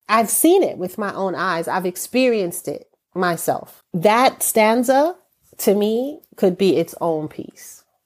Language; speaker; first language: English; native; English